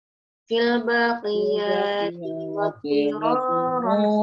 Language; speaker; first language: Arabic; non-native, fluent; Indonesian